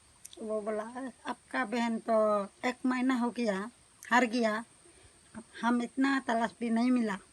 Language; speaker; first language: Hindi; non-native, local second language; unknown